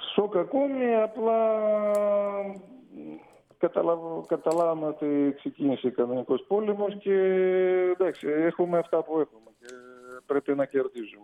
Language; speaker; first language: Greek; non-native, fluent; Russian